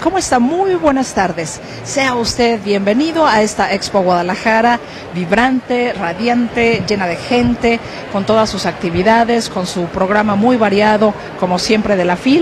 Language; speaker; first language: Spanish; native; Spanish